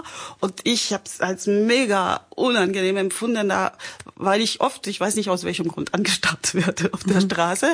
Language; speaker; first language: German; non-native, fluent; French